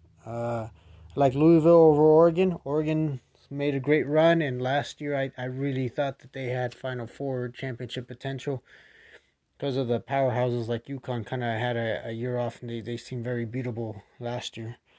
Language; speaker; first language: English; native; English